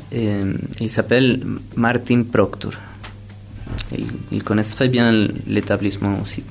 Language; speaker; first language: French; non-native, fluent; Spanish